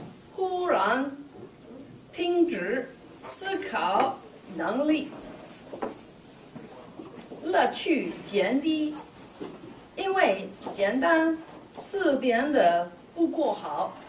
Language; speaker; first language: Chinese; non-native, learner; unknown